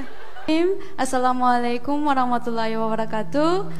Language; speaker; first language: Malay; non-native, fluent; Korean